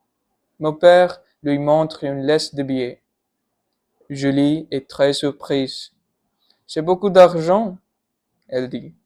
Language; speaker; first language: French; non-native, learner; Punjabi